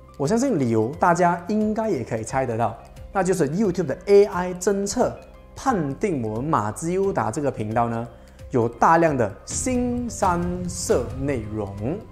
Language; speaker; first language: Chinese; native; Chinese